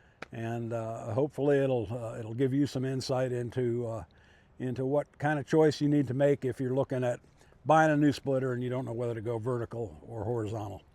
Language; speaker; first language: English; native; English